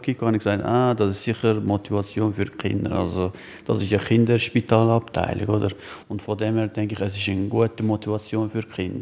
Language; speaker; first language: German; non-native, learner; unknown